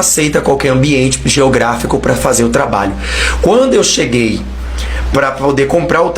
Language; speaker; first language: Portuguese; native; Portuguese